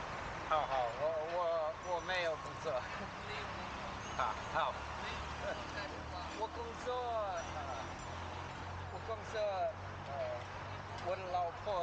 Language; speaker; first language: Chinese; non-native, learner; English